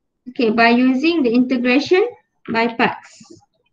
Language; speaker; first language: English; non-native, local second language; Malay